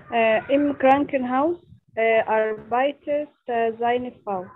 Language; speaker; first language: German; non-native, learner; Arabic